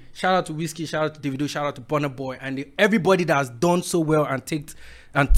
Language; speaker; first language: English; non-native, local second language; Yoruba